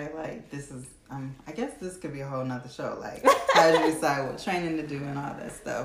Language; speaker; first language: English; native; English